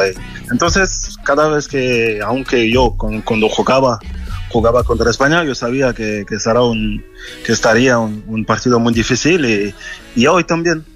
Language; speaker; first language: Spanish; non-native, fluent; French